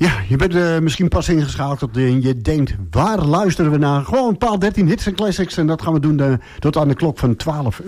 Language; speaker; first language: Dutch; native; Dutch